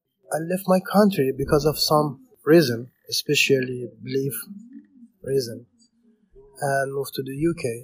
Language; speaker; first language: English; non-native, learner; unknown